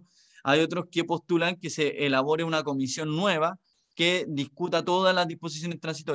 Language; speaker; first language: Spanish; native; Spanish